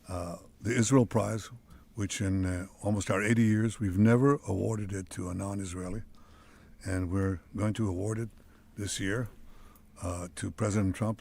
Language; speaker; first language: English; non-native, fluent; Hebrew